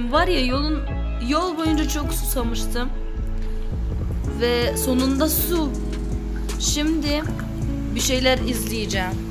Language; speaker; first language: Turkish; early bilingual, other home language; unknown